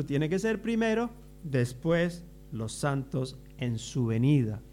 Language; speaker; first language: Spanish; native; Spanish